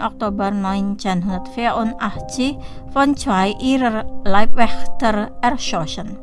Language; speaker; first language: German; non-native, fluent; Indonesian